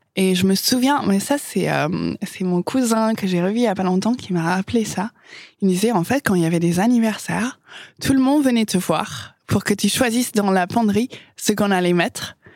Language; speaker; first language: French; non-native, fluent; English